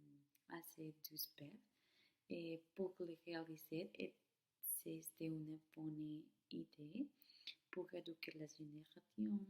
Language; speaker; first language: French; non-native, learner; Spanish